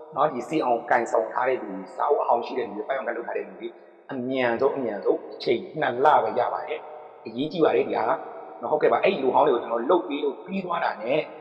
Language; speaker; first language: Burmese; native; Burmese